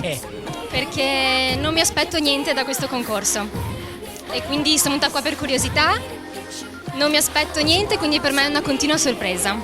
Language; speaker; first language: Italian; early bilingual, other home language; Polish